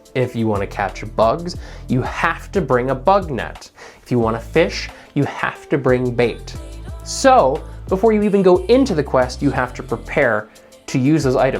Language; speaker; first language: English; native; English